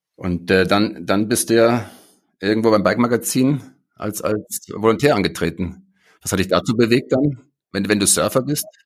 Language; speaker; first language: German; native; German